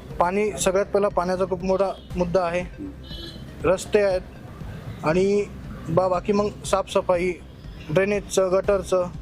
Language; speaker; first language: Marathi; native; Marathi